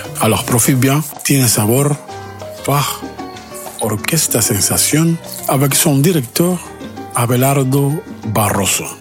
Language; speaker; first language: French; non-native, learner; Spanish